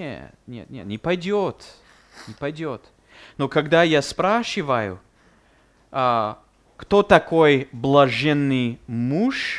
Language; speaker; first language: Russian; non-native, fluent; English